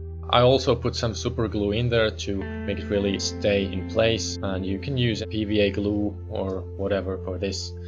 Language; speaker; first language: English; non-native, fluent; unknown